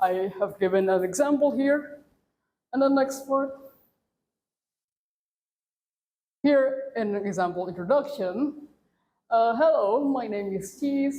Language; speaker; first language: English; non-native, fluent; Indonesian